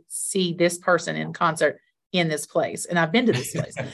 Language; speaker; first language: English; native; English